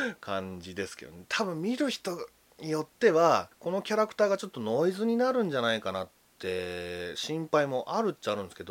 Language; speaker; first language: Japanese; native; Japanese